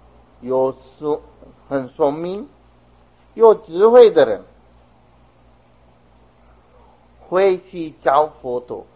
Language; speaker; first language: Chinese; non-native, fluent; Sinhala